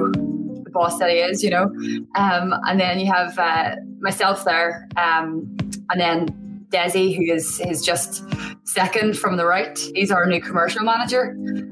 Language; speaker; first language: English; native; English